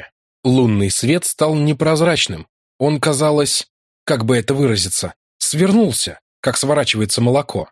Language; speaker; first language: Russian; native; Russian